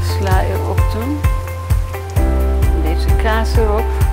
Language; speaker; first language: Dutch; non-native, fluent; Persian